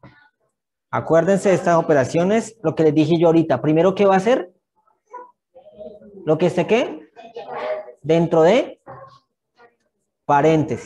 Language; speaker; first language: Spanish; native; Spanish